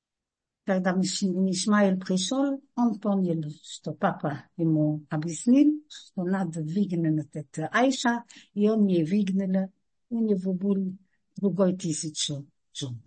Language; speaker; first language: Russian; non-native, fluent; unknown